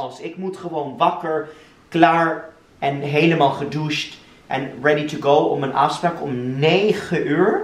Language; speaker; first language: Dutch; non-native, fluent; English